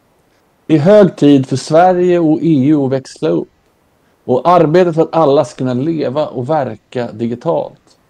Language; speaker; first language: Swedish; native; Swedish